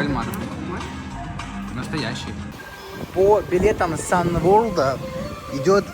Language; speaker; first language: Russian; native; Russian